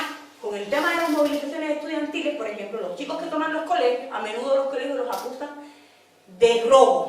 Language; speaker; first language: Spanish; native; Spanish